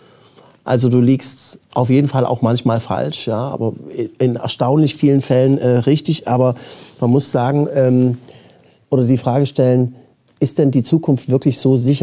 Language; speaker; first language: German; native; German